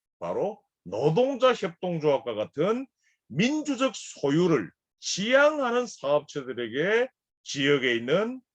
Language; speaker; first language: Korean; native; Korean